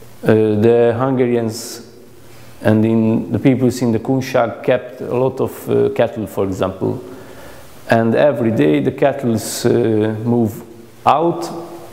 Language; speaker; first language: English; non-native, learner; Hungarian